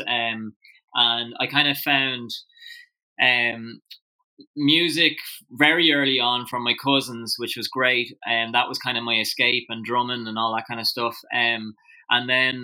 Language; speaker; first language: English; native; English